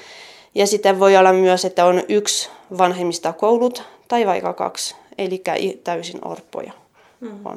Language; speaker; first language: Finnish; non-native, fluent; French